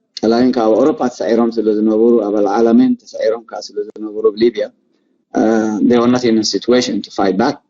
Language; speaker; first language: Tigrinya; non-native, local second language; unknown